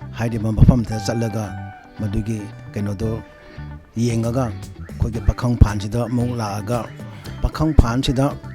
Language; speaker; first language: Manipuri; non-native, local second language; Rongmei Naga